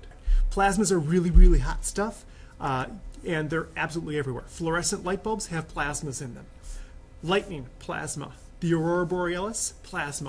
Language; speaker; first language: English; native; English